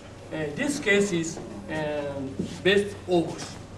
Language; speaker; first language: English; non-native, learner; Japanese